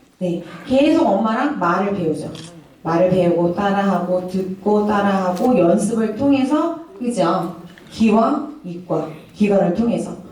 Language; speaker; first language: Korean; native; Korean